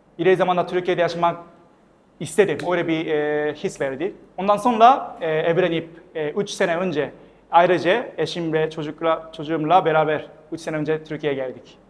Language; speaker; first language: Turkish; non-native, fluent; Japanese